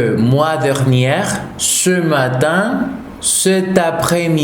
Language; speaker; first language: French; non-native, fluent; Spanish